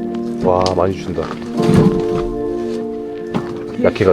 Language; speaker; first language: Korean; native; Korean